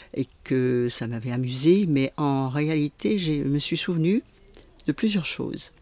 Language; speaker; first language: French; native; French